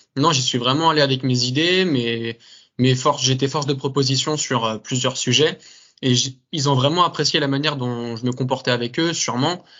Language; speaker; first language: French; native; French